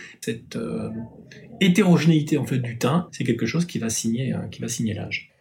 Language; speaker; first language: French; native; French